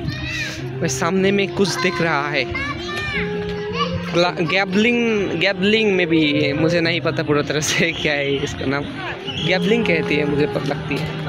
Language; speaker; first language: Hindi; non-native, learner; Bangla